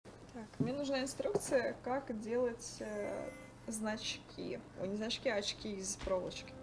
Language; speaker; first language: Russian; native; Russian